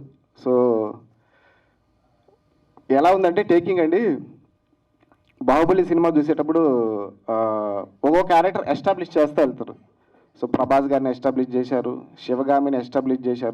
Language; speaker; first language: Telugu; native; Telugu